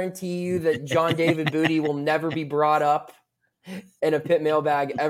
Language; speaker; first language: English; native; English